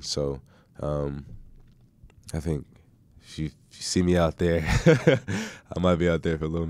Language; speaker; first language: English; native; English